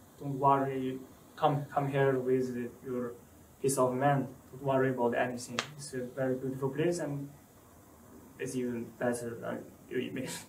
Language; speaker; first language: English; non-native, learner; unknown